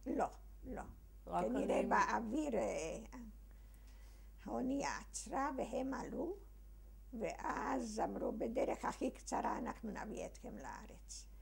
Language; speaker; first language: Hebrew; early bilingual, other home language; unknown